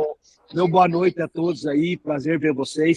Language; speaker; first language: Portuguese; native; Portuguese